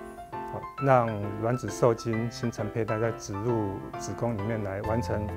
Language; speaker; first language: Chinese; native; Chinese